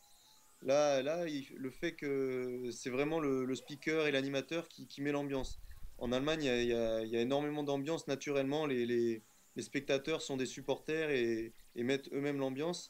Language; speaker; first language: French; native; French